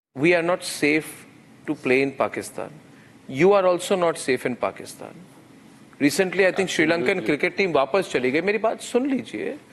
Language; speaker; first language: Hindi; native; Hindi